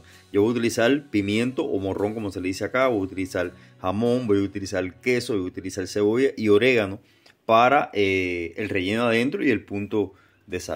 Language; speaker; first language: Spanish; native; Spanish